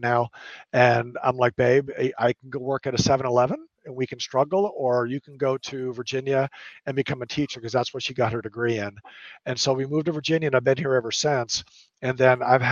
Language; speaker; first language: English; native; English